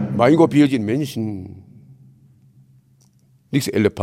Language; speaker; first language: German; non-native, learner; Korean